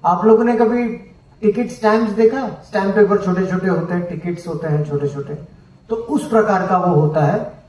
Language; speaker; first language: Hindi; non-native, local second language; Marathi